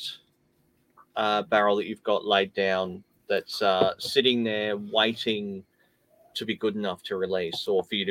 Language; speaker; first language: English; native; English